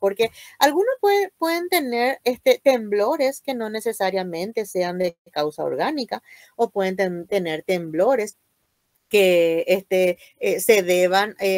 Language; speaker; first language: Spanish; native; Spanish